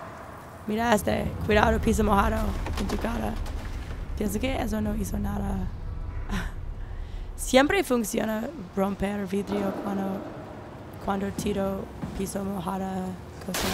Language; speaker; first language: Spanish; non-native, learner; English